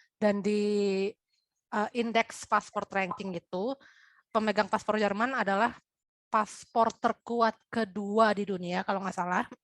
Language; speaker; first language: Indonesian; native; Indonesian